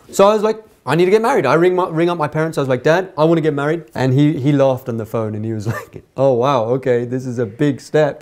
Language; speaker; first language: English; native; English